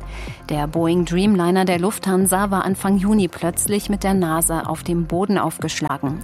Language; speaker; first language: German; native; German